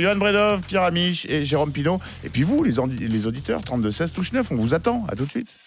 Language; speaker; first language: French; native; French